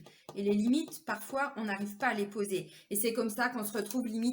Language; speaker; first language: French; native; French